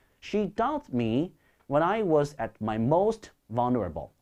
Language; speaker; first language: English; non-native, fluent; Chinese